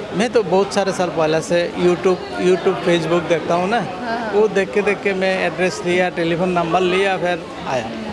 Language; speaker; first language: Hindi; non-native, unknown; Bangla